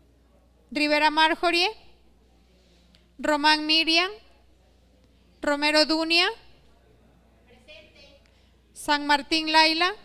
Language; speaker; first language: Spanish; native; Spanish